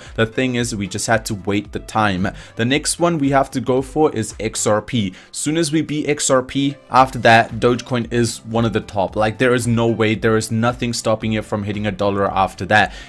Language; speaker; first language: English; native; English